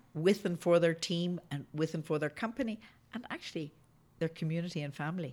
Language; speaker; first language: English; native; English